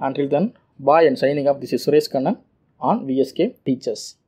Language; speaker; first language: English; non-native, local second language; Tamil